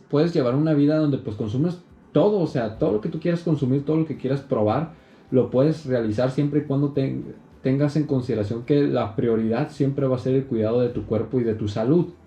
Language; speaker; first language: Spanish; native; Spanish